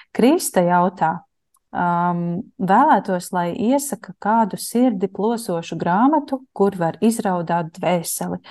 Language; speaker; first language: Latvian; native; Latvian